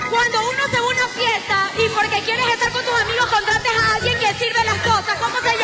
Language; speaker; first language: Spanish; native; Spanish